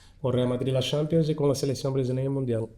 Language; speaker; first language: Spanish; non-native, fluent; Portuguese